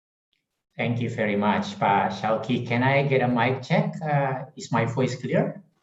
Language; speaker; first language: English; non-native, fluent; Indonesian